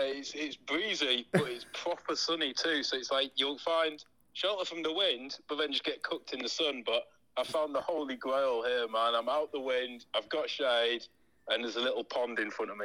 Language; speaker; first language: English; native; English